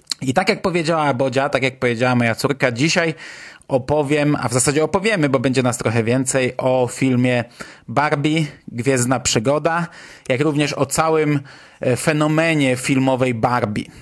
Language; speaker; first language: Polish; native; Polish